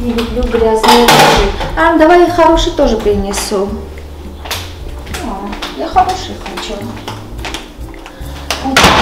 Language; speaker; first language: Russian; non-native, fluent; Armenian